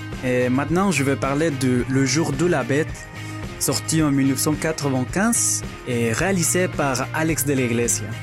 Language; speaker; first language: French; non-native, fluent; Spanish